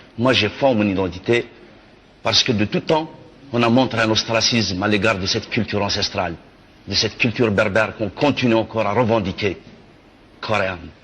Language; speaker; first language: French; non-native, local second language; Kabyle